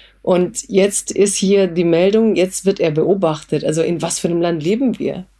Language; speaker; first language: German; early bilingual, other home language; Croatian